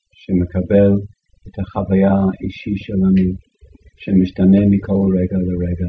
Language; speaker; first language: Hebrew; non-native, fluent; English